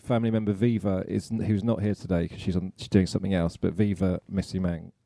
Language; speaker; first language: English; native; English